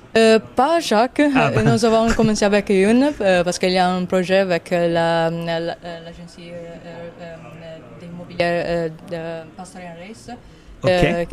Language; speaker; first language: French; non-native, fluent; Italian